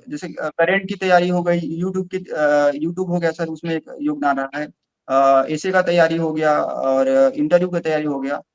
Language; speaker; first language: Hindi; non-native, local second language; Chhattisgarhi